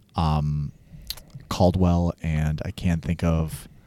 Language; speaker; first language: English; native; English